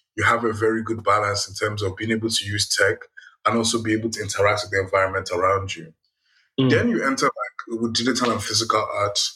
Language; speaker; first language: English; non-native, local second language; Yoruba